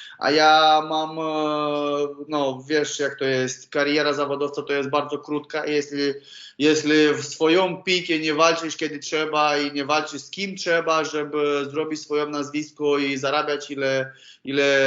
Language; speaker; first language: Polish; non-native, learner; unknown